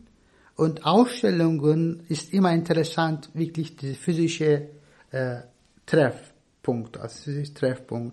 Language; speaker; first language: German; non-native, fluent; Turkish